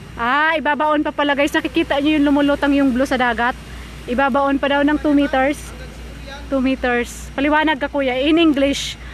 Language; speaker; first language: Filipino; non-native, local second language; Bikol